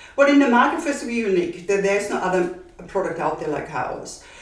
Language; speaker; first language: English; non-native, fluent; German